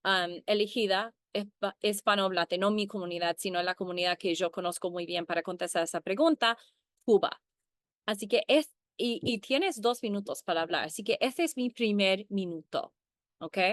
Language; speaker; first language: Spanish; early bilingual, heritage; Spanish